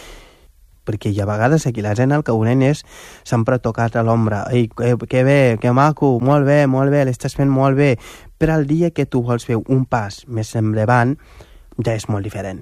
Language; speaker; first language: Catalan; non-native, fluent; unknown